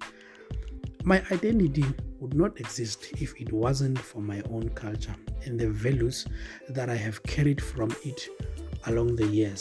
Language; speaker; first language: English; non-native, local second language; Northern Sotho